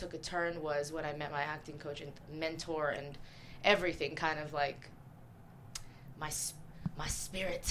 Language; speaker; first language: English; native; English